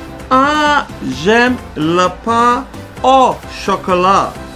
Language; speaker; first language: French; non-native, learner; English